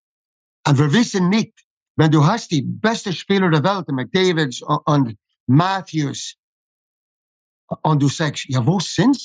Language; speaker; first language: German; non-native, fluent; English